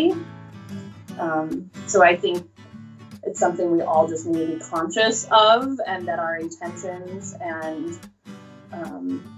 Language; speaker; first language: English; native; English